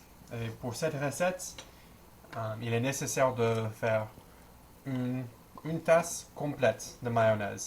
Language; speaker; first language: French; non-native, learner; English